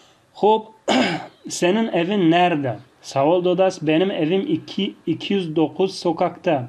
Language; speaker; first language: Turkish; non-native, fluent; Tajik